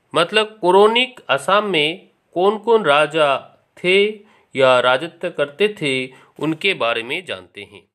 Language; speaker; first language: Hindi; non-native, local second language; Assamese